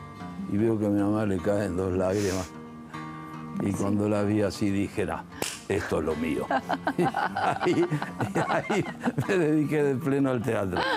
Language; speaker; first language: Spanish; early bilingual, other home language; Italian